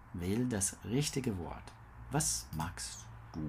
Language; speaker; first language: German; non-native, learner; English